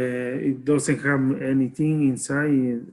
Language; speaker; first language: English; non-native, learner; Spanish